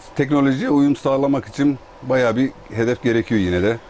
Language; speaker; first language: Turkish; native; Turkish